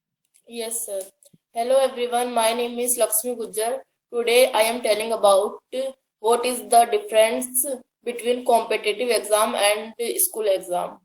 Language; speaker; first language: English; non-native, learner; Hindi